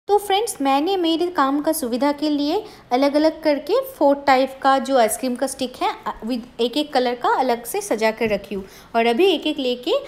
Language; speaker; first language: Hindi; non-native, local second language; Bangla